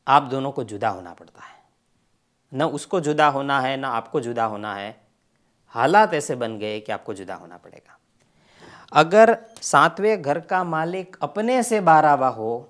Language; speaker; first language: Hindi; non-native, local second language; Gujarati